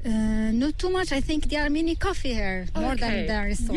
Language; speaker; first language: English; non-native, learner; Korean